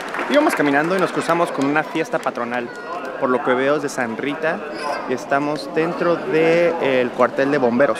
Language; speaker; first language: Spanish; native; Spanish